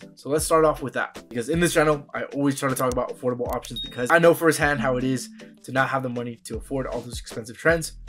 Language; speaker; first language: English; native; English